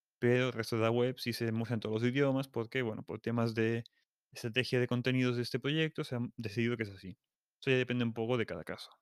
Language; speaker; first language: Spanish; non-native, local second language; Catalan